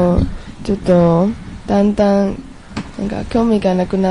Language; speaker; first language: Japanese; non-native, learner; Chinese